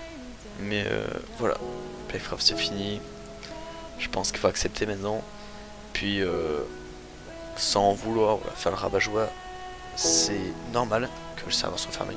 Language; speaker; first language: French; native; French